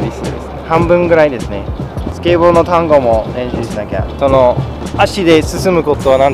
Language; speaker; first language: Japanese; non-native, fluent; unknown